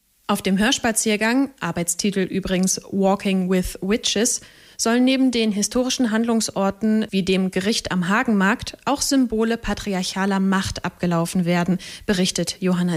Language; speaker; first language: German; native; German